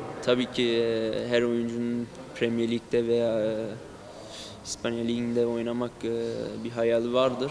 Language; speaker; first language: Turkish; early bilingual, heritage; Turkish